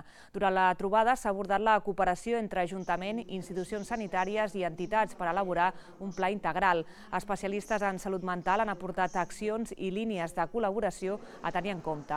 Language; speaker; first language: Catalan; native; Catalan